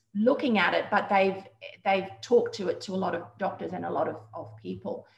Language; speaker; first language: English; native; English